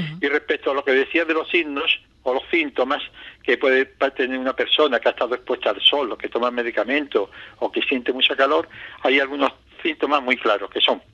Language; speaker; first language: Spanish; native; Spanish